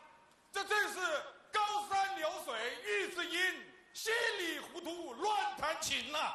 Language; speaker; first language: Chinese; native; Chinese